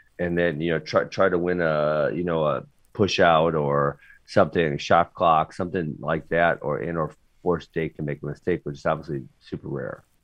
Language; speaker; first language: English; native; English